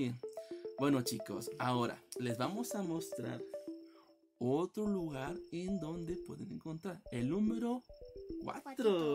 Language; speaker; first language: Spanish; native; Spanish